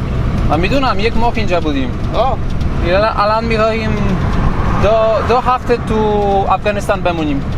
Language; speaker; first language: Persian; non-native, learner; Polish